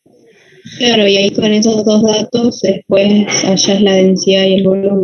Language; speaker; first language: Spanish; native; Spanish